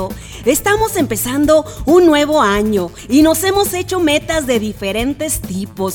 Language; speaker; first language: Spanish; native; Spanish